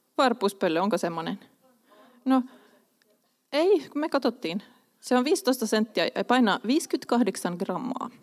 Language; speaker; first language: Finnish; non-native, local second language; Swedish